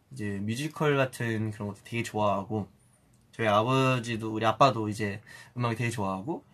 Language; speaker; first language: Korean; early bilingual, heritage; Korean